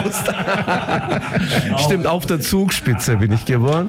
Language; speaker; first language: German; early bilingual, other home language; Turkish